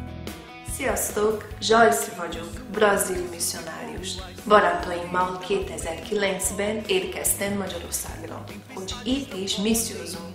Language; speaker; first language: Hungarian; non-native, local second language; Portuguese